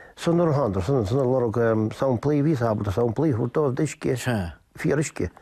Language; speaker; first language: Irish; native; Irish